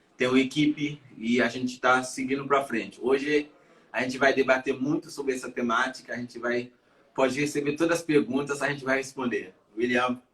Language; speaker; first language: Portuguese; non-native, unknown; Haitian Creole